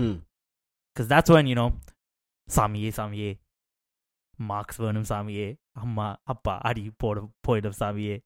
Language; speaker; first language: English; early bilingual, other home language; Tamil